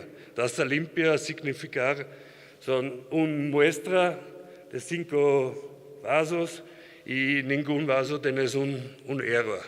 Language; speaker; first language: Spanish; non-native, learner; German